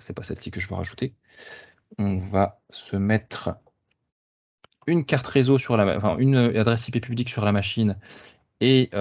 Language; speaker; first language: French; native; French